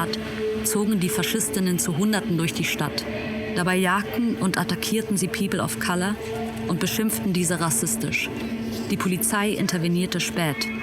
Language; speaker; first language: German; native; German